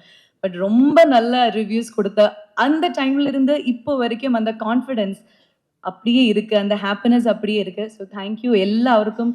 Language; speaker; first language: Tamil; non-native, fluent; Malayalam